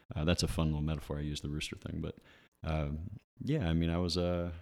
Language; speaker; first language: English; native; English